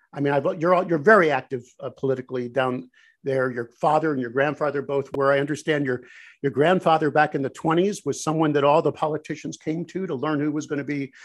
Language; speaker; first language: English; native; English